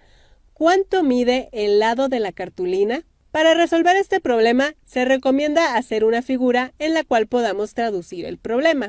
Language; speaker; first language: Spanish; native; Spanish